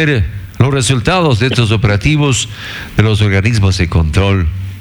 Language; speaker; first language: Spanish; native; Spanish